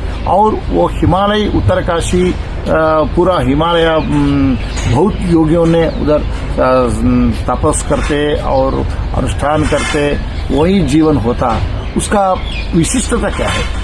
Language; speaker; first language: Hindi; non-native, local second language; Telugu